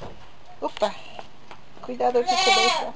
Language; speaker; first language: Spanish; non-native, learner; English